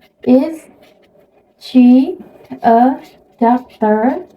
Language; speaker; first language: English; non-native, learner; Indonesian